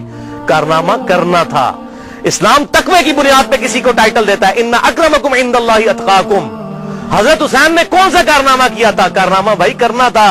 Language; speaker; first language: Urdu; non-native, local second language; Punjabi